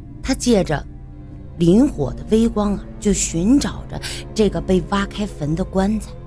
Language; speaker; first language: Chinese; native; Chinese